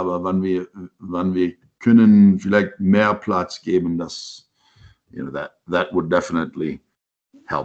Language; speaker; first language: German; non-native, learner; English